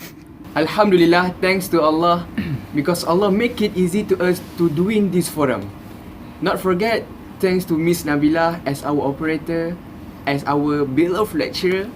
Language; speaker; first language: English; non-native, learner; Malay